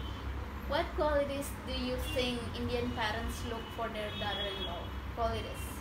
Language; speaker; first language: English; non-native, fluent; Indonesian